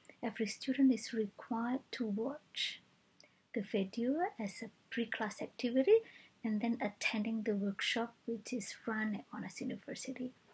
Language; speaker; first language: English; non-native, fluent; Indonesian